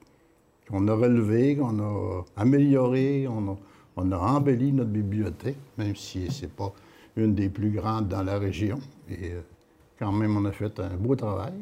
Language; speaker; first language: French; native; French